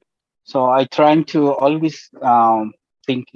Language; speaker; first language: English; non-native, learner; Spanish